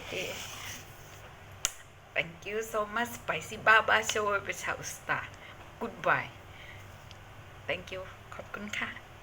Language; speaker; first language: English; non-native, learner; Thai